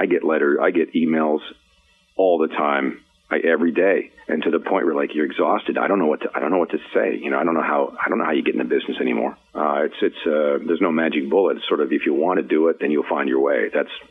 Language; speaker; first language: English; native; English